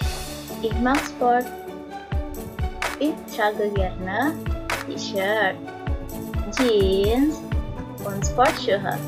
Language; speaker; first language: German; non-native, learner; Indonesian